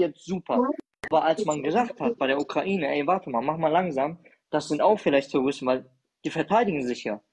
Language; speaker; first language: German; early bilingual, other home language; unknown